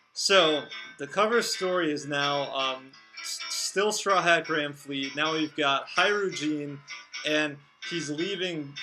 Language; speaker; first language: English; native; English